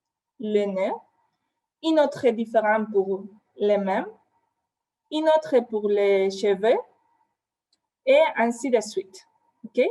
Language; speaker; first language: French; non-native, fluent; Spanish